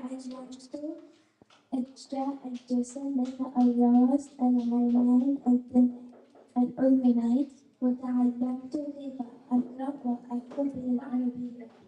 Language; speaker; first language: Arabic; non-native, learner; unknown